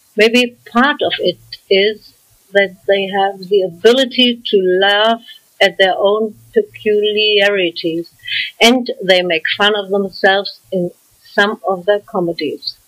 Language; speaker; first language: English; non-native, fluent; German